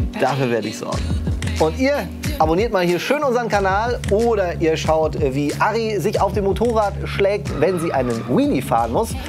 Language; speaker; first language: German; native; German